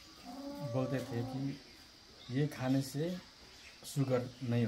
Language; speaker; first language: Hindi; non-native, local second language; Nepali